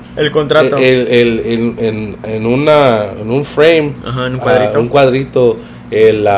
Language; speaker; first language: Spanish; early bilingual, heritage; Spanish